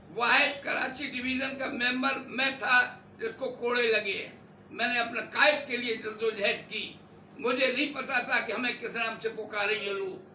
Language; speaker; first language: Urdu; native; Urdu